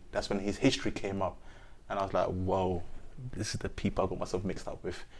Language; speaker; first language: English; early bilingual, other home language; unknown